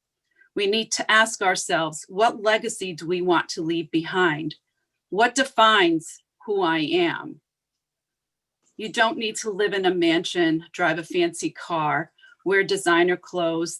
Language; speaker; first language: English; native; English